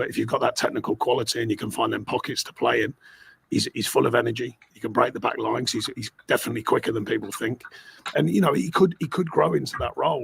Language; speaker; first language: English; native; English